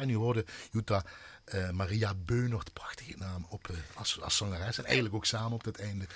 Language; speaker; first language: Dutch; native; Dutch